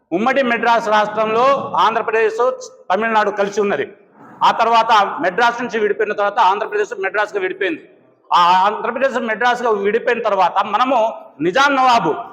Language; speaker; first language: Telugu; non-native, local second language; Lambadi